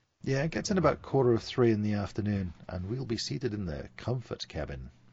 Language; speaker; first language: English; native; English